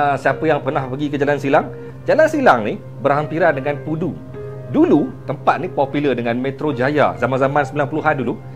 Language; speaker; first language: Malay; native; Malay